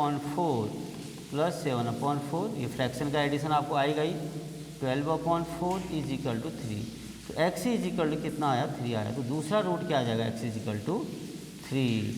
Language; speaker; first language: Hindi; native; Hindi